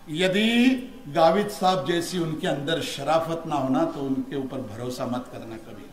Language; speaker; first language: Hindi; non-native, local second language; Marathi